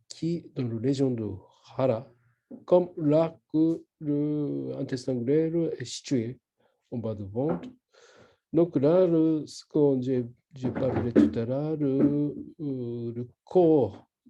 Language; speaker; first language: French; non-native, learner; Japanese